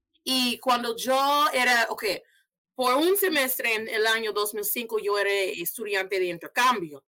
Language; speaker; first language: Spanish; non-native, fluent; English